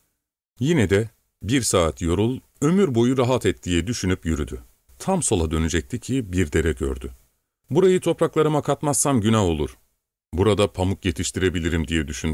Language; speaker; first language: Turkish; native; Turkish